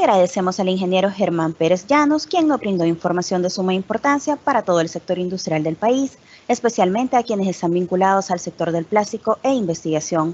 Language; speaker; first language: Spanish; native; Spanish